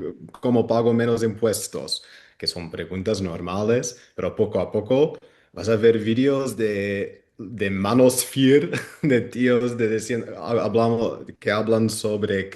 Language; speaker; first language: Spanish; non-native, fluent; Dutch